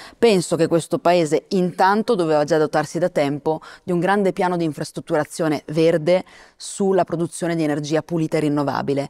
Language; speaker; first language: Italian; native; Italian